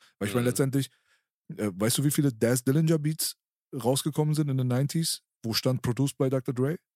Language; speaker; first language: German; early bilingual, other home language; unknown